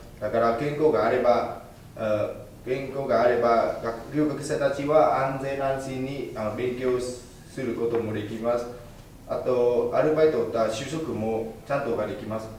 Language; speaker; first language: Japanese; non-native, fluent; Vietnamese